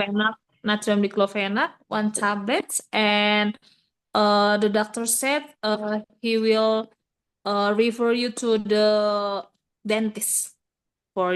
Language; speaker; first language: English; non-native, learner; Indonesian